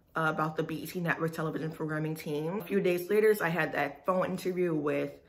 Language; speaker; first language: English; native; English